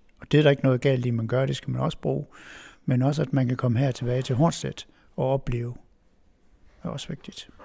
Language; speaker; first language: Danish; native; Danish